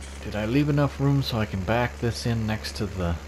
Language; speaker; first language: English; native; English